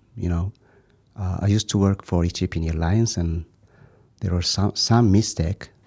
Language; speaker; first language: English; non-native, fluent; Amharic